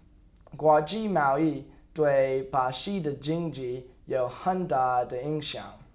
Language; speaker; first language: Chinese; non-native, learner; English